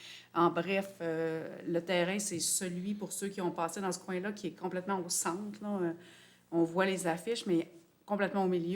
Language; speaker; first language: French; native; French